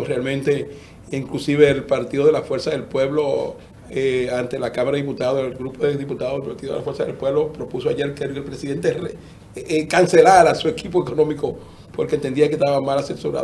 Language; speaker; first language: Spanish; native; Spanish